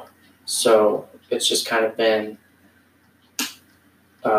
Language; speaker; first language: English; native; English